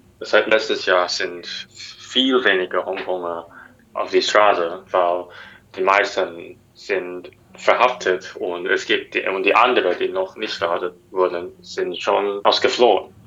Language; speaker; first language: German; non-native, learner; Cantonese